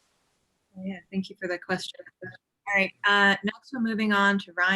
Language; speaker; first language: English; native; English